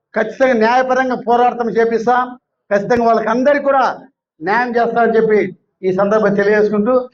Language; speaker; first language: Telugu; native; Telugu